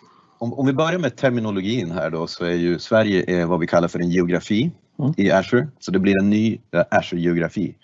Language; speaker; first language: Swedish; native; Swedish